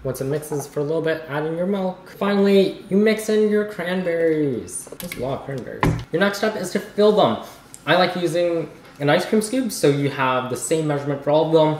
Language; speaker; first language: English; native; English